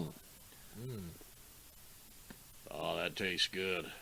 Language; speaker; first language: English; native; English